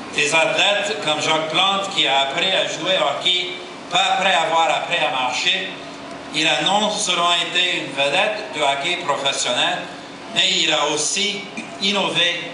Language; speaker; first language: French; non-native, fluent; English